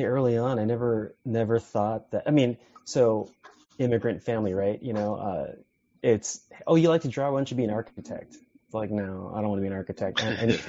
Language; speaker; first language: English; native; English